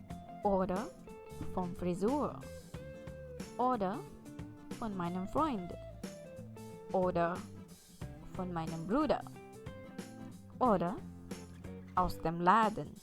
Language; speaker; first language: German; non-native, fluent; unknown